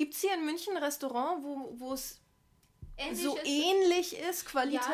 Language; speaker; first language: German; native; German